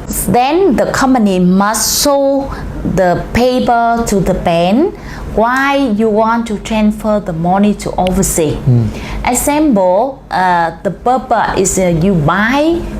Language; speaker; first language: English; non-native, learner; Vietnamese